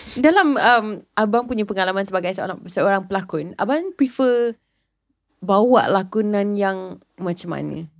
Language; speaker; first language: Malay; non-native, local second language; English